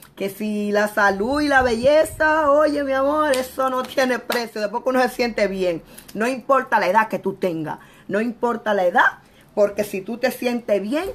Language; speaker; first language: Spanish; native; Spanish